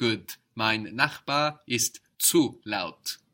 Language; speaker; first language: German; non-native, fluent; English